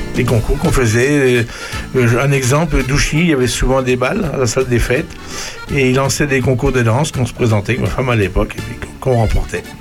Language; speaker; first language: French; native; French